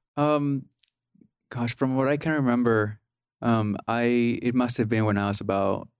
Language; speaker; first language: English; early bilingual, other home language; Spanish